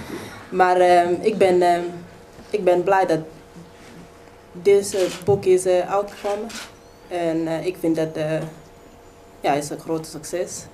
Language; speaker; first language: Dutch; non-native, fluent; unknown